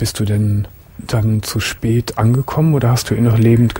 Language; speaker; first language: German; native; German